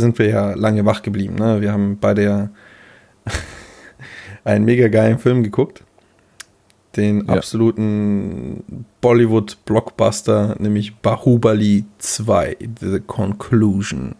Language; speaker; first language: German; native; German